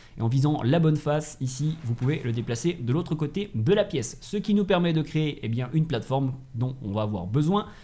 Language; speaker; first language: French; native; French